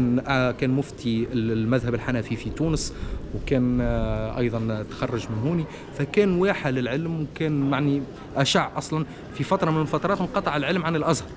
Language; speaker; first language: Arabic; native; Arabic